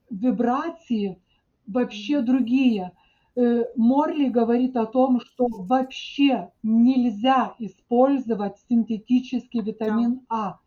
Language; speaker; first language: Russian; non-native, fluent; Lithuanian